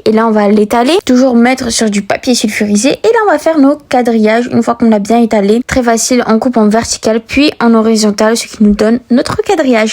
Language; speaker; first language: French; native; French